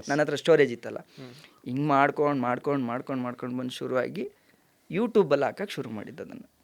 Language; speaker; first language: Kannada; native; Kannada